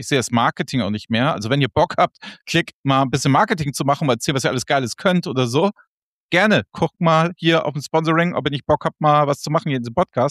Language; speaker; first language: German; native; German